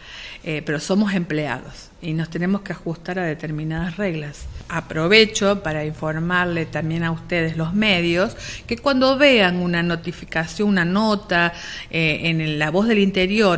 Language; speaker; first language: Spanish; native; Spanish